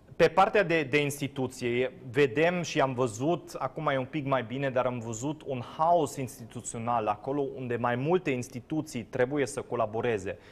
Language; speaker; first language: Romanian; non-native, fluent; German